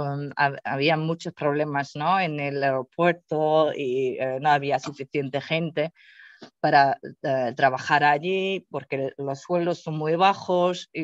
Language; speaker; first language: Spanish; non-native, fluent; Dutch